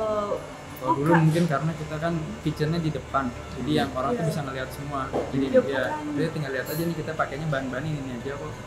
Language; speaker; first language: Indonesian; native; Indonesian